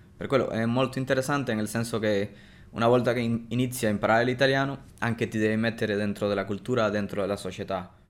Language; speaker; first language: Italian; non-native, learner; Spanish